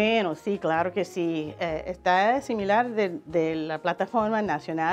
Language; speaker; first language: Spanish; non-native, learner; English